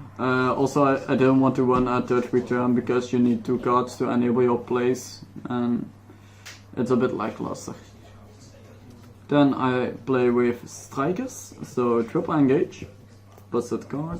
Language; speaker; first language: English; non-native, fluent; Dutch